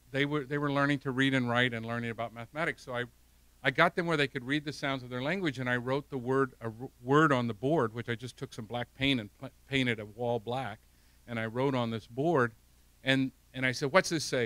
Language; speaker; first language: English; native; English